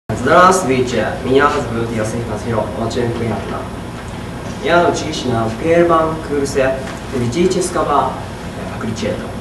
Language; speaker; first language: Russian; non-native, learner; Japanese